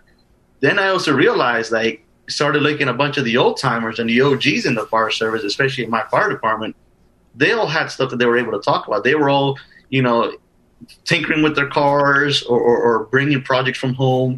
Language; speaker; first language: English; native; English